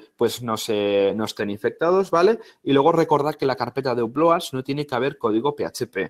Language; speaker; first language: Spanish; native; Spanish